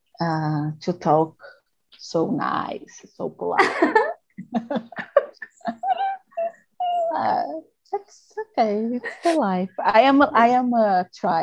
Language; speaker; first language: English; non-native, learner; Portuguese